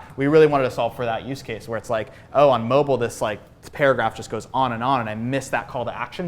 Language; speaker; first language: English; native; English